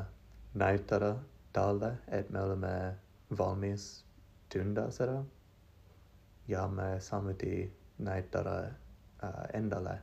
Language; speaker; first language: Estonian; non-native, learner; English